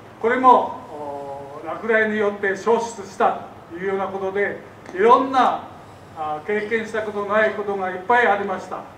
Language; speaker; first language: Japanese; native; Japanese